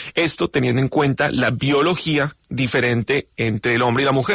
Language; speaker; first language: Spanish; native; Spanish